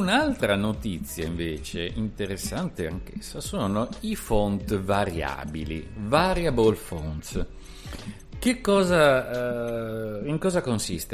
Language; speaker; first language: Italian; native; Italian